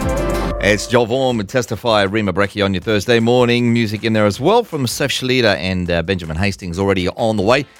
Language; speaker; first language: English; native; English